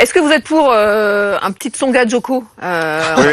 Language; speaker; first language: French; native; French